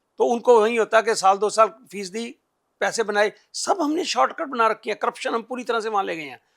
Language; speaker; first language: Hindi; non-native, local second language; Punjabi